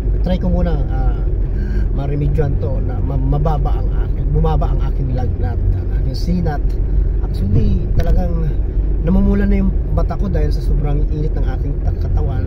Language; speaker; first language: Filipino; non-native, local second language; Bikol